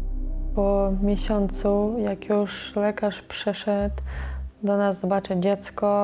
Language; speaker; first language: Polish; non-native, learner; Ukrainian